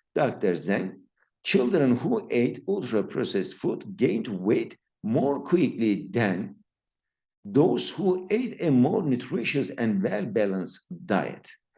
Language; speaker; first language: English; non-native, fluent; Turkish